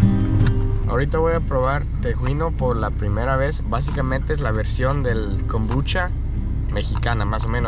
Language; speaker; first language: Spanish; non-native, fluent; English